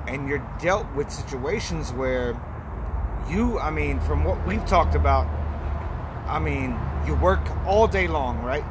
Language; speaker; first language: English; native; English